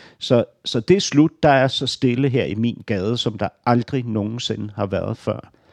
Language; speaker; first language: Danish; native; Danish